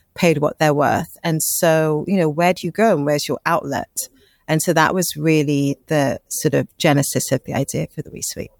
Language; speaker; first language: English; native; English